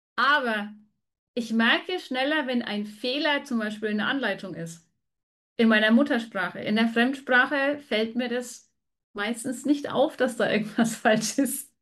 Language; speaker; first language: German; native; German